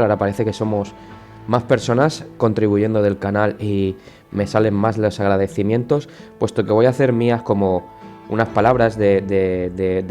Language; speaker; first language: Spanish; native; Spanish